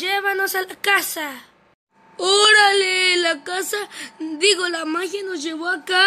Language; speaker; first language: Spanish; native; Spanish